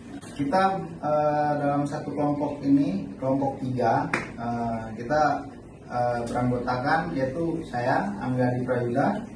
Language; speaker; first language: Indonesian; native; Indonesian